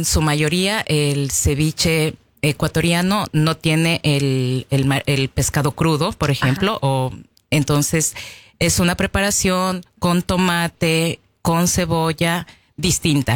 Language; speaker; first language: Spanish; native; Spanish